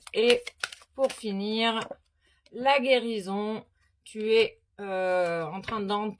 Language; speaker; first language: French; native; French